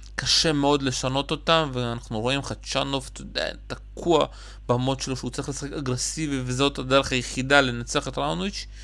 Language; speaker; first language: Hebrew; early bilingual, other home language; Russian